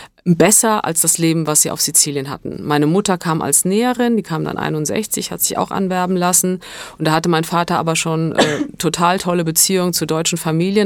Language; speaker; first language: German; early bilingual, other home language; Italian